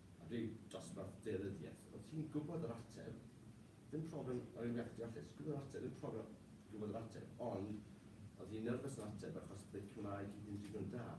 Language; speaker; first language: Welsh; non-native, local second language; English